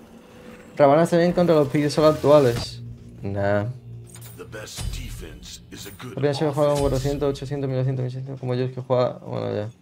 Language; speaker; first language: Spanish; native; Spanish